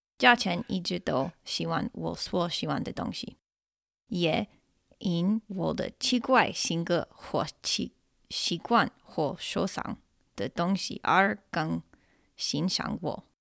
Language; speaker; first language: Chinese; non-native, fluent; English